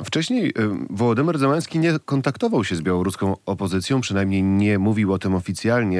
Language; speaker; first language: Polish; native; Polish